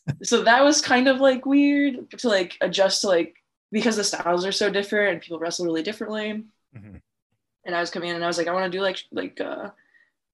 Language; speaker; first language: English; native; English